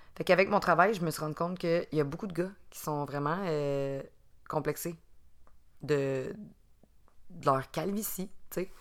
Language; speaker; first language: French; native; French